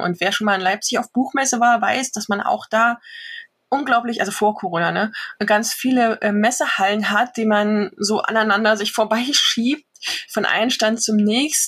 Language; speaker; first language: German; native; German